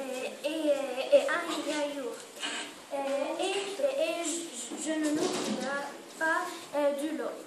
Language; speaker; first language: French; non-native, learner; Arabic